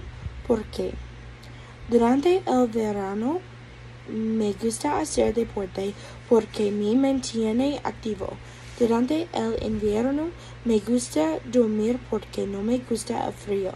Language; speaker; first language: Spanish; non-native, learner; English